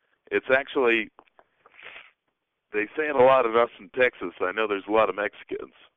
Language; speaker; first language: English; native; English